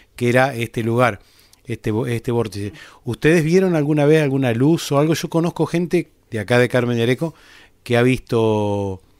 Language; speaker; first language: Spanish; native; Spanish